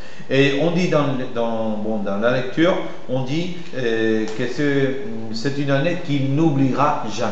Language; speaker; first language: French; non-native, fluent; Spanish